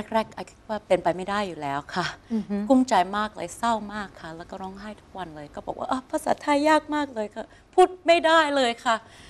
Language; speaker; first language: Thai; non-native, fluent; English